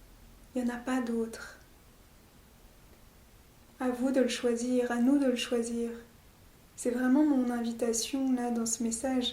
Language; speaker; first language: French; native; French